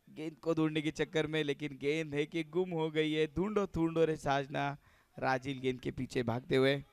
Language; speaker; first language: Hindi; non-native, local second language; Marathi